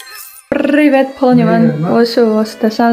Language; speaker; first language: Chinese; non-native, fluent; Russian